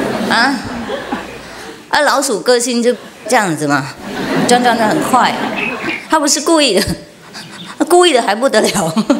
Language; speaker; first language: Chinese; non-native, fluent; Vietnamese